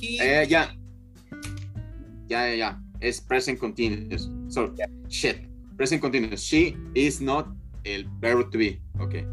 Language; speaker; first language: English; non-native, learner; Spanish